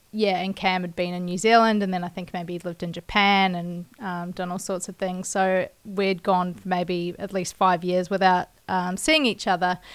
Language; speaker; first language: English; native; English